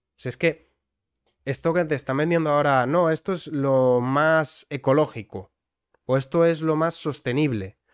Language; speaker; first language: Spanish; native; Spanish